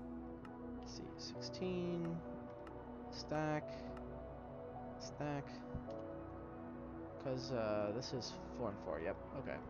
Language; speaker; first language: English; native; English